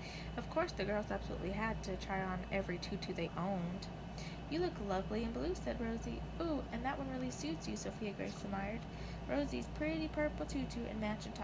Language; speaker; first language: English; native; English